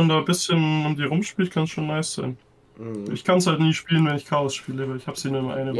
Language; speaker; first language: German; native; German